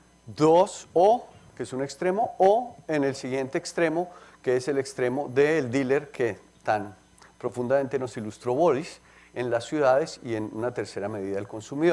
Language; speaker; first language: Spanish; native; Spanish